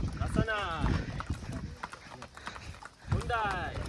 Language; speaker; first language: Korean; native; Korean